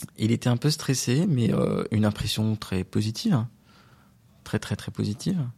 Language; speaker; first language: French; non-native, local second language; Arabic